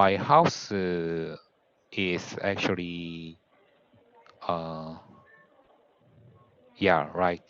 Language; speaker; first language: English; non-native, learner; Korean